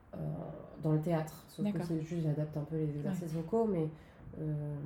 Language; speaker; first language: French; native; French